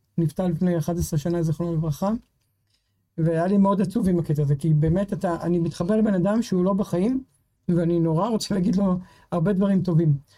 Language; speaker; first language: Hebrew; native; Hebrew